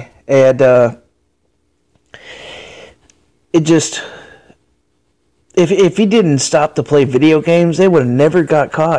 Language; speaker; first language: English; native; English